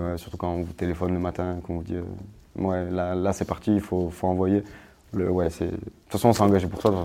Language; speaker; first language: French; native; French